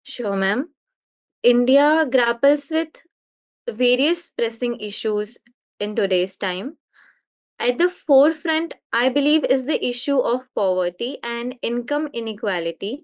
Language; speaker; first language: English; non-native, local second language; Hindi